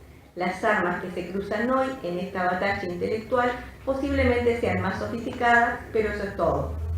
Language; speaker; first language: Spanish; native; Spanish